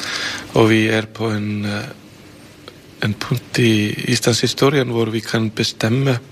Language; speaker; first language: Danish; non-native, fluent; Icelandic